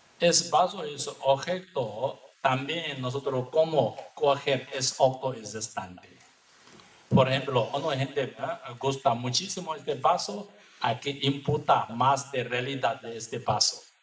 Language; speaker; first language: Spanish; non-native, learner; Tibetan